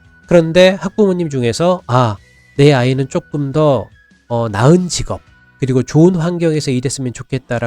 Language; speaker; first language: Korean; native; Korean